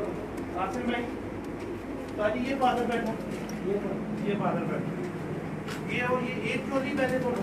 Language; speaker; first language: Hindi; non-native, local second language; Punjabi